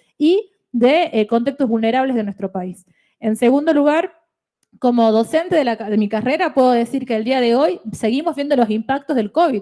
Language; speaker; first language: Spanish; native; Spanish